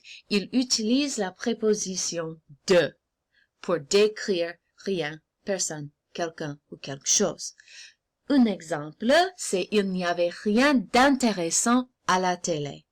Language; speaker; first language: French; non-native, fluent; English